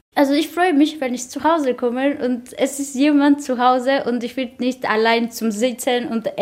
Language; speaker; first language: German; non-native, learner; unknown